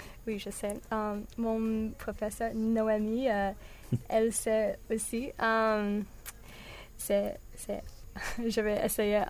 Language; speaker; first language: French; non-native, learner; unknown